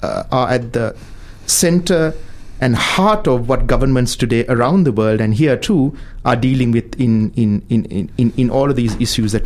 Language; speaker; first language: English; non-native, local second language; Sinhala